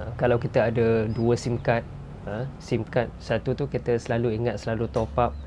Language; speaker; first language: Malay; non-native, fluent; Western Cham